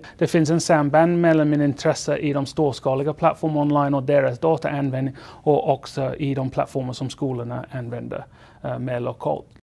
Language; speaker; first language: Swedish; non-native, fluent; English